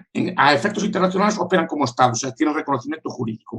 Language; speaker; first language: Spanish; native; Spanish